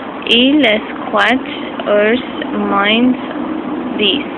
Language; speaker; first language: French; non-native, learner; English